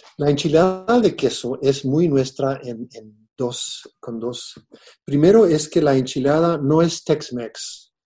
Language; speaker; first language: Spanish; early bilingual, heritage; Spanish